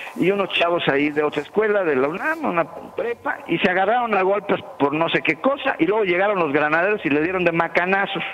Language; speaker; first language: Spanish; native; Spanish